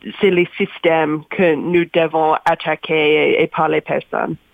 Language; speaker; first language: French; non-native, learner; English